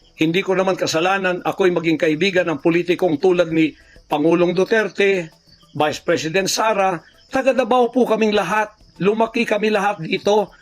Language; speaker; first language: Filipino; non-native, local second language; Cebuano